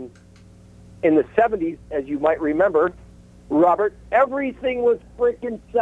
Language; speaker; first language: English; native; English